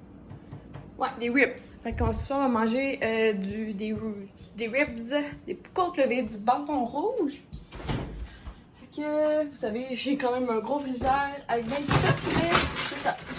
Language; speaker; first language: French; native; French